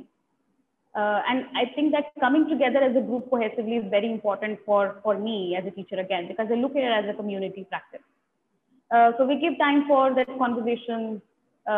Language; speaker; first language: English; non-native, local second language; Tamil